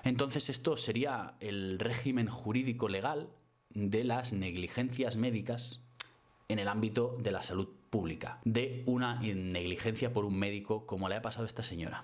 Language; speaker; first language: Spanish; native; Spanish